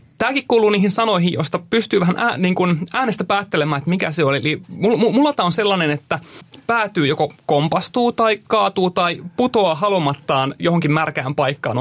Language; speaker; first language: Finnish; native; Finnish